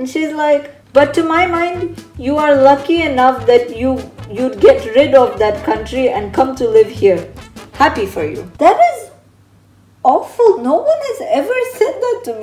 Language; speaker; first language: English; early bilingual, heritage; English